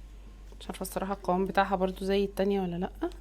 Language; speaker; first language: Arabic; native; Arabic